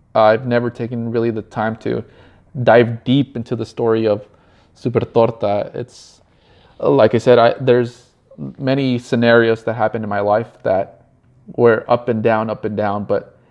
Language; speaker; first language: English; early bilingual, other home language; Spanish